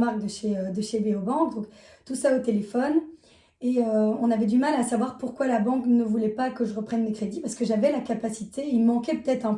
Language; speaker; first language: French; native; French